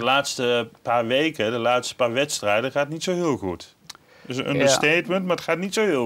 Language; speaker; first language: Dutch; native; Dutch